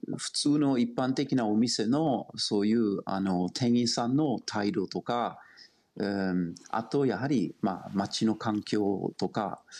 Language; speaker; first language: Japanese; non-native, fluent; German